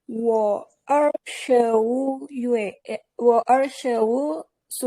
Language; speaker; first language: Chinese; non-native, learner; Indonesian